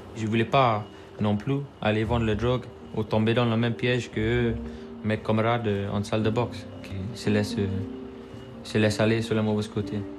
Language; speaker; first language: French; non-native, fluent; English